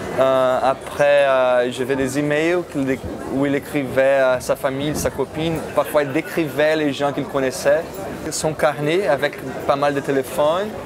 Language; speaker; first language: French; non-native, fluent; Portuguese